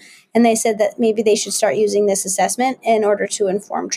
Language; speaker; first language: English; native; English